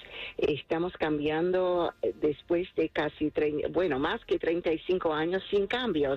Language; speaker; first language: Spanish; non-native, fluent; English